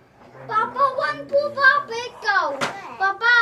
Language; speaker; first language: Filipino; native; Filipino